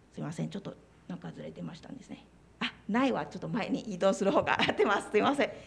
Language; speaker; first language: Japanese; non-native, fluent; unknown